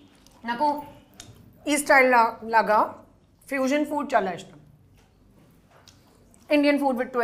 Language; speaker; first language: Telugu; non-native, learner; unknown